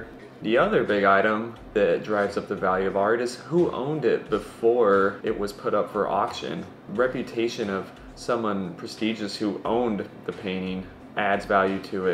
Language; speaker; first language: English; native; English